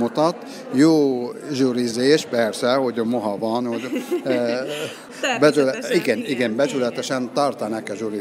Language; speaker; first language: Hungarian; non-native, learner; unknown